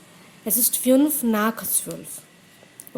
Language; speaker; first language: German; non-native, fluent; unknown